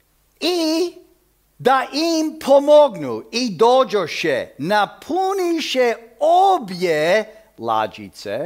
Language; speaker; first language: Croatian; early bilingual, heritage; Croatian